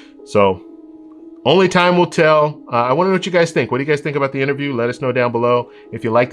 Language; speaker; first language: English; native; English